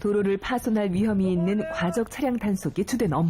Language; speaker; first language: Korean; native; Korean